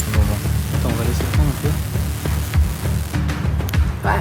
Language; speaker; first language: French; native; French